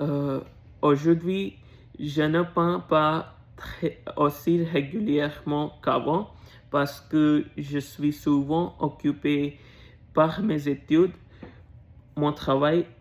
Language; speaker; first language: French; non-native, learner; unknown